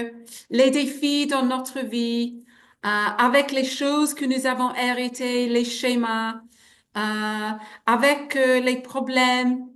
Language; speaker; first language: French; non-native, fluent; English